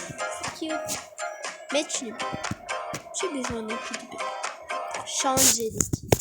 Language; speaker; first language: French; non-native, learner; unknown